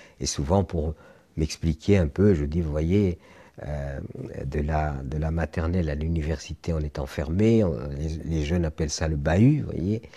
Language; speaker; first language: French; non-native, local second language; Arabic